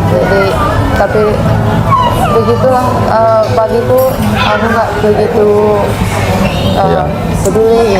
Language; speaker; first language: Indonesian; non-native, fluent; Finnish